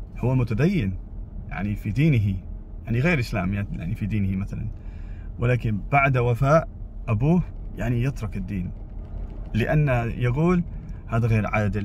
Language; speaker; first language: Arabic; non-native, learner; English